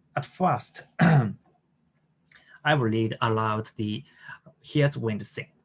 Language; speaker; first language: English; non-native, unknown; Japanese